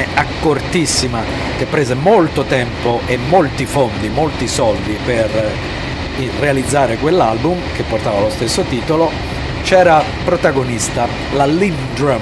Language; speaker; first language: Italian; native; Italian